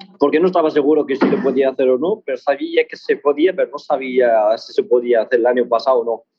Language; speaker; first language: Spanish; early bilingual, other home language; Arabic